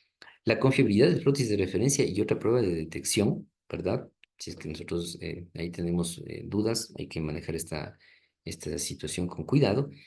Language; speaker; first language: Spanish; native; Spanish